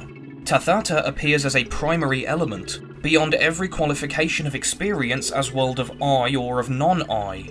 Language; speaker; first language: English; native; English